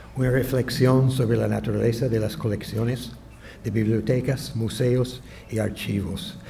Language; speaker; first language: Spanish; native; Spanish